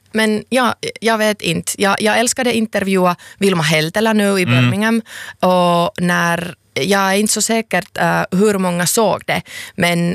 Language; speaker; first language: Swedish; non-native, local second language; Finnish